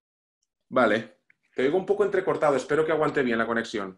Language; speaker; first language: Spanish; native; Spanish